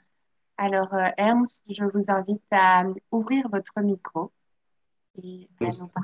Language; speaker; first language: French; native; French